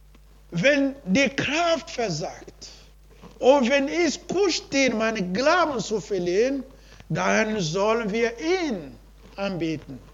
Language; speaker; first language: German; non-native, learner; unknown